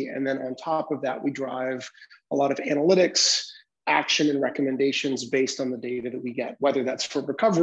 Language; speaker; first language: English; native; English